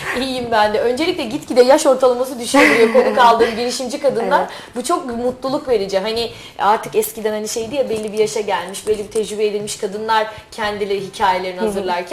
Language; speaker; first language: Turkish; native; Turkish